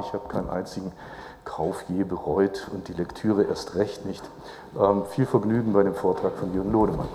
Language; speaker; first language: German; native; German